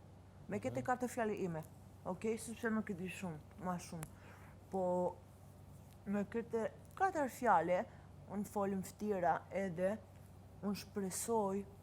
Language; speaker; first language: Albanian; non-native, learner; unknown